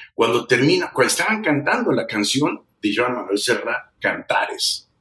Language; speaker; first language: Spanish; native; Spanish